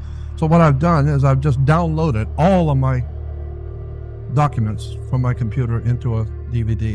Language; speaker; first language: English; native; English